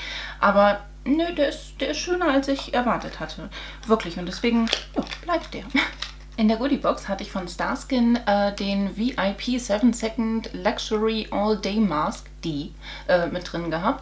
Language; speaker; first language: German; native; German